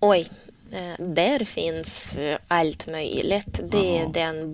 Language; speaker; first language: Swedish; non-native, learner; Russian